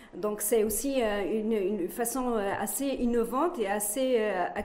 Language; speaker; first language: French; non-native, local second language; Arabic